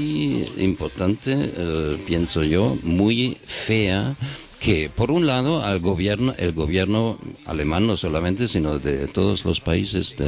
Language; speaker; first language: Spanish; non-native, fluent; German